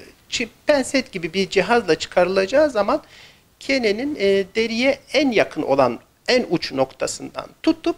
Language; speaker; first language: Turkish; native; Turkish